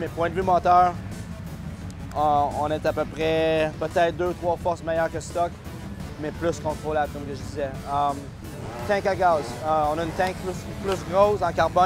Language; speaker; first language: French; native; French